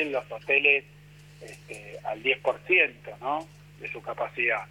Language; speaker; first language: Spanish; native; Spanish